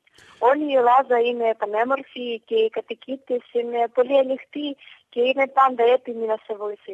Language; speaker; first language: Greek; non-native, fluent; Ukrainian